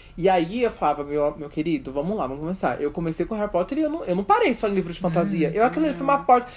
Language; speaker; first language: Portuguese; native; Portuguese